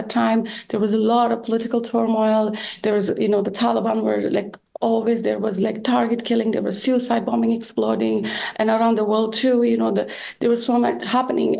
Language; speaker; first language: English; non-native, fluent; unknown